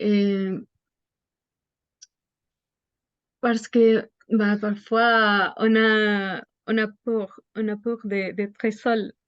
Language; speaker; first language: French; non-native, fluent; Spanish